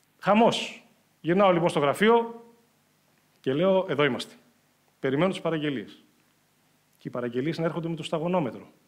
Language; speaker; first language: Greek; native; Greek